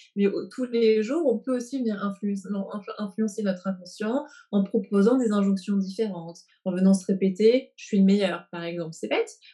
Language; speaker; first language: French; native; French